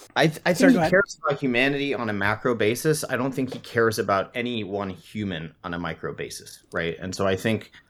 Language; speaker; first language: English; native; English